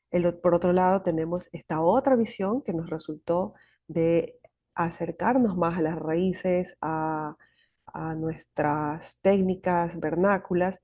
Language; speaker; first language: Spanish; native; Spanish